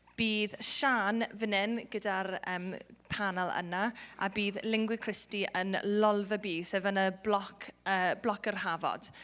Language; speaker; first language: Welsh; non-native, local second language; English